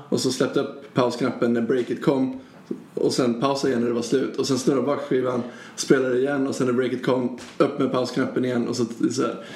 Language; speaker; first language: Swedish; native; Swedish